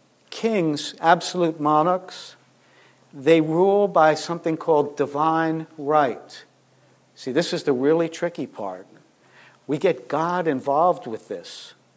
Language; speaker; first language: English; native; English